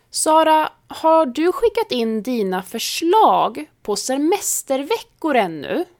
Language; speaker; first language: Swedish; native; Swedish